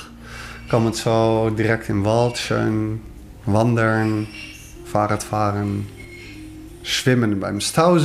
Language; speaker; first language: German; non-native, fluent; Dutch